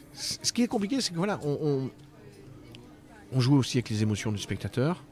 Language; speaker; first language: French; native; French